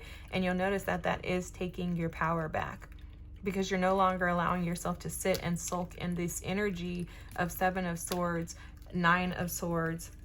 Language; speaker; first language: English; native; English